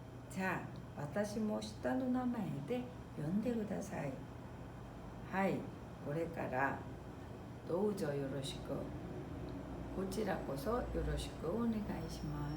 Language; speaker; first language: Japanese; non-native, fluent; Korean